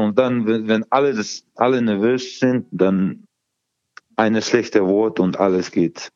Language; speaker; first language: German; non-native, learner; Croatian